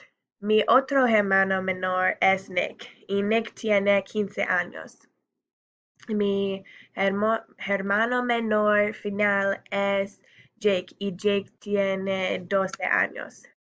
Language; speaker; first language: Spanish; non-native, learner; English